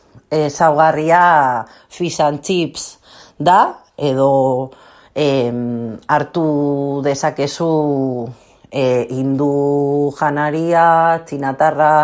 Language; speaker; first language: Basque; non-native, local second language; Spanish